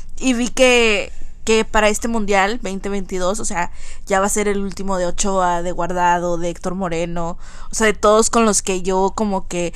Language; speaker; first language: Spanish; early bilingual, heritage; Spanish